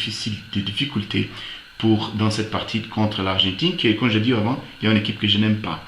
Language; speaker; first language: French; non-native, fluent; Portuguese